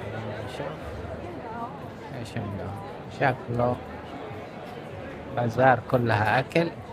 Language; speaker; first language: Arabic; native; Arabic